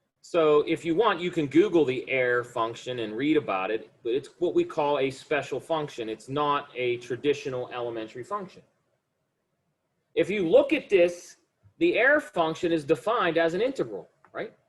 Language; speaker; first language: English; native; English